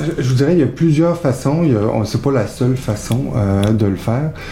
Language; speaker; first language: French; native; French